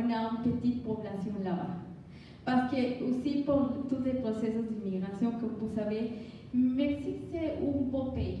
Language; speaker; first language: French; non-native, learner; Spanish